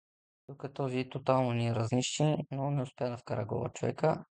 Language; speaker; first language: Bulgarian; native; Bulgarian